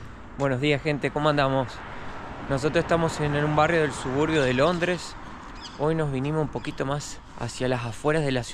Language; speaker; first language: Spanish; non-native, fluent; Portuguese